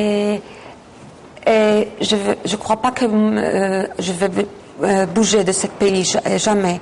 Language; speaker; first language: French; non-native, fluent; Hebrew